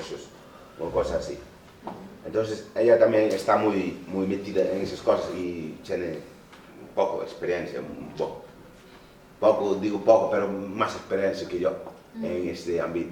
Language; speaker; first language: Spanish; non-native, fluent; Wolof